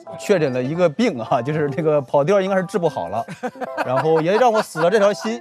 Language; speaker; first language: Chinese; native; Chinese